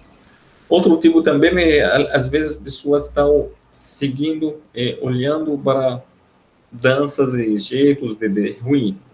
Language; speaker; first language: Portuguese; non-native, learner; Arabic